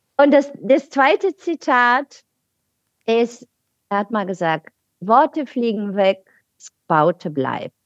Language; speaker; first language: German; non-native, fluent; Bulgarian